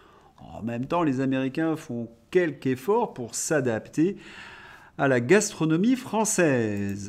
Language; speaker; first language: French; native; French